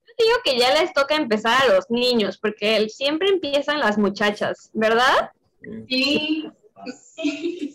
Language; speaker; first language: Spanish; native; Spanish